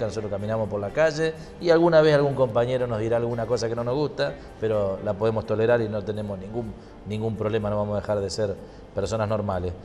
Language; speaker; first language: Spanish; native; Spanish